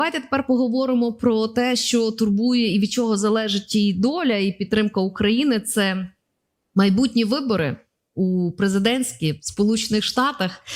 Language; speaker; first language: Ukrainian; native; Ukrainian